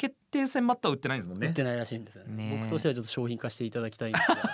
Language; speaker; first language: Japanese; native; Japanese